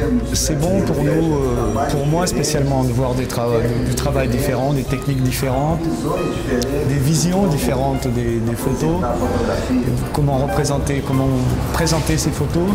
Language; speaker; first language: French; non-native, fluent; Portuguese